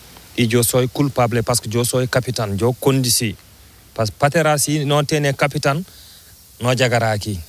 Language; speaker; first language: Spanish; non-native, learner; Fula